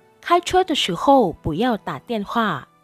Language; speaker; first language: Chinese; non-native, fluent; Thai